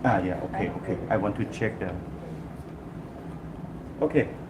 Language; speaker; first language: English; non-native, learner; Thai